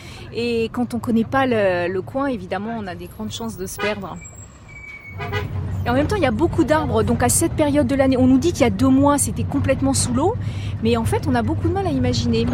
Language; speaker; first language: French; native; French